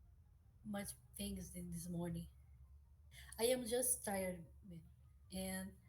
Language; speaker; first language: English; non-native, learner; Portuguese